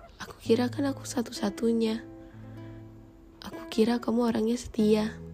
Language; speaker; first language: Indonesian; native; Indonesian